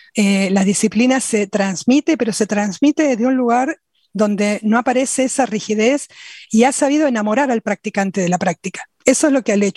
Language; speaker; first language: Spanish; native; Spanish